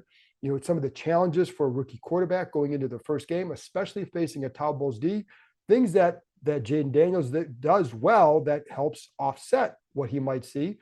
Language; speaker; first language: English; native; English